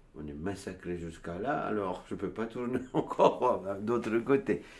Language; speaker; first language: French; non-native, learner; Turkish